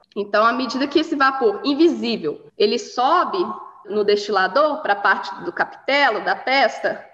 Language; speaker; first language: Portuguese; native; Portuguese